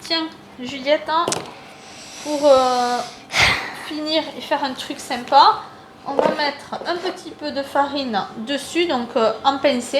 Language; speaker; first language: French; native; French